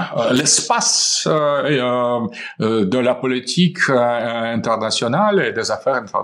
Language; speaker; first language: French; non-native, fluent; Russian